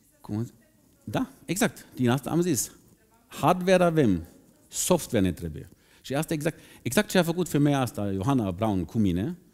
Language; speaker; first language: Romanian; non-native, fluent; German